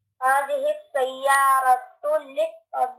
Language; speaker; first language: Arabic; non-native, learner; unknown